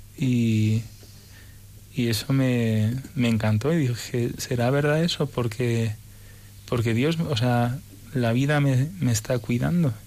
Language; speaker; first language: Spanish; early bilingual, other home language; English